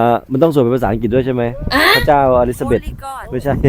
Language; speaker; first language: Thai; native; Thai